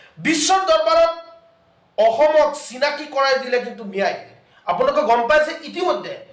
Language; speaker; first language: Assamese; non-native, local second language; Bangla